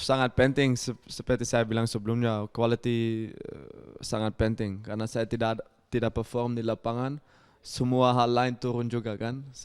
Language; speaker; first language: Indonesian; non-native, fluent; Dutch